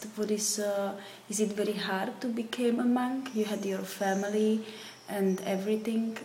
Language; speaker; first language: English; non-native, fluent; Slovak